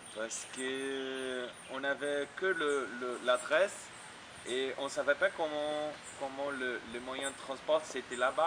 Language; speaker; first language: French; non-native, fluent; Portuguese